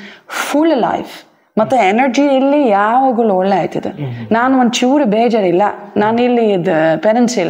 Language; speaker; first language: Kannada; non-native, learner; Dutch